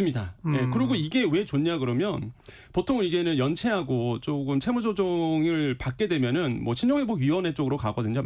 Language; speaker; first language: Korean; native; Korean